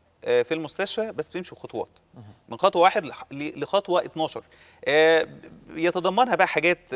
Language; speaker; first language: Arabic; native; Arabic